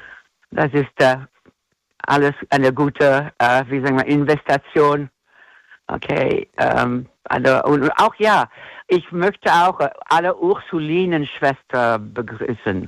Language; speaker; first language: German; non-native, fluent; English